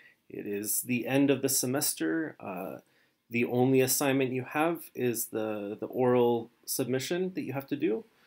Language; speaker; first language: English; native; English